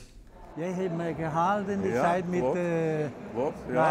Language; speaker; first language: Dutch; non-native, fluent; Danish